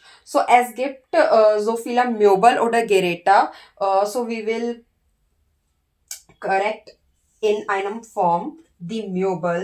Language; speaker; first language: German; non-native, learner; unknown